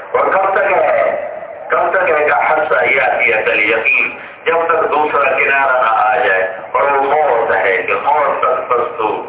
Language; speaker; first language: Urdu; non-native, local second language; Punjabi